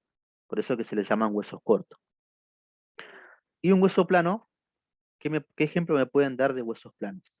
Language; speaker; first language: Spanish; native; Spanish